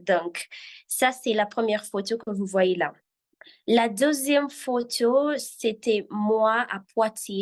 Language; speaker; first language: French; non-native, fluent; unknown